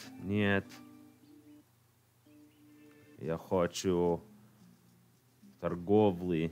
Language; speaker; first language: Russian; non-native, learner; English